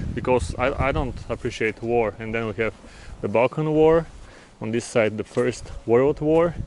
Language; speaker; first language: English; non-native, fluent; Bulgarian